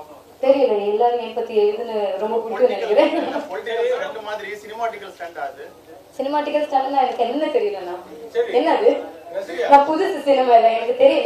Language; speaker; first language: Tamil; non-native, learner; Malayalam